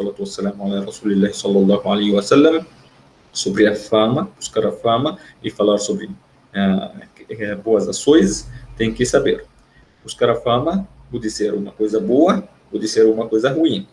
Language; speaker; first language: Portuguese; non-native, fluent; Arabic